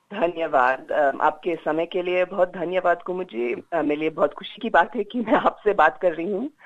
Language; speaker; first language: Hindi; non-native, fluent; Kannada